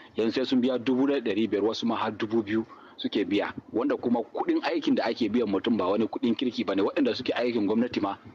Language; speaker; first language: Hausa; native; Hausa